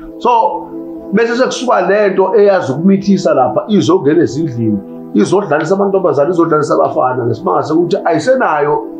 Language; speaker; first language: Zulu; native; Zulu